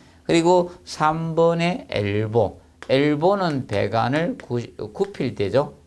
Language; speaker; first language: Korean; native; Korean